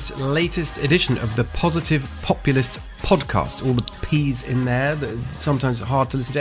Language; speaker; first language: English; native; English